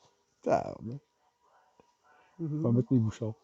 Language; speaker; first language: French; native; French